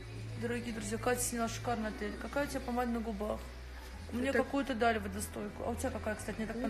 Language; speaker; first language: Russian; native; Russian